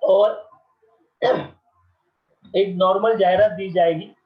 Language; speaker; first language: Hindi; non-native, local second language; Marathi